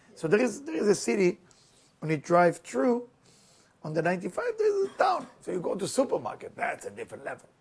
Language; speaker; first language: English; non-native, fluent; Hebrew